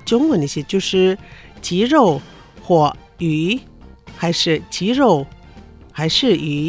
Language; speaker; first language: Chinese; non-native, fluent; Indonesian